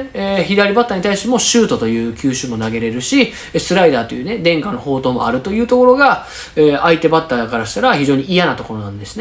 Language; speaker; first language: Japanese; native; Japanese